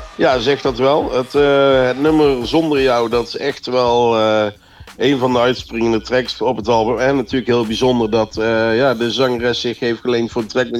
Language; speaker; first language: Dutch; native; Dutch